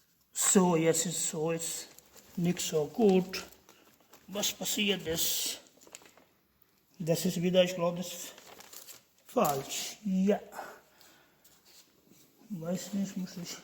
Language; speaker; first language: German; non-native, learner; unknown